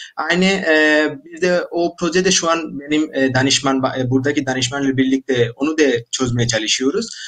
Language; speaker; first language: Turkish; non-native, learner; Bangla